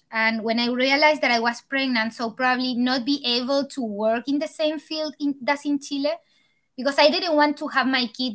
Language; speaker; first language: English; non-native, fluent; Spanish